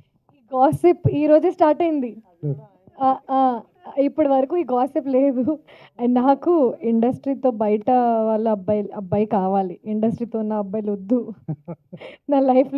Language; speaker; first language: Telugu; non-native, fluent; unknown